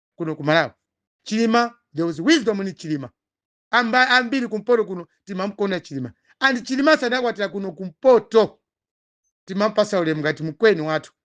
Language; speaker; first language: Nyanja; non-native, local second language; Tumbuka